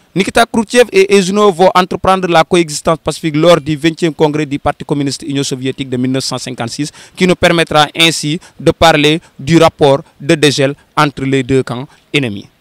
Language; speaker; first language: French; non-native, local second language; Wolof